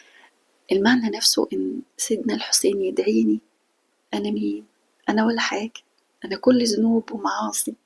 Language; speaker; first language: Arabic; native; Arabic